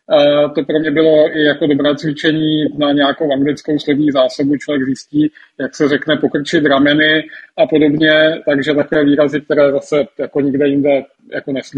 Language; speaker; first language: Czech; native; Czech